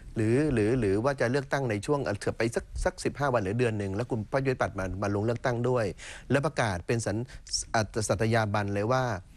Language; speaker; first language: Thai; native; Thai